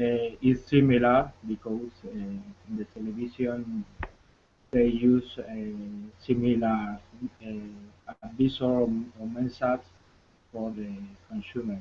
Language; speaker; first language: English; non-native, learner; Spanish